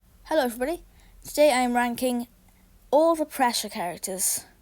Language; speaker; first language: English; native; English